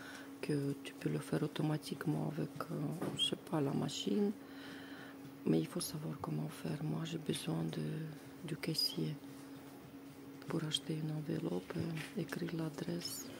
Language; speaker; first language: French; non-native, fluent; Russian